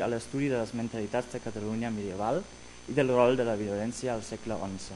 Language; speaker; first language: Catalan; non-native, fluent; German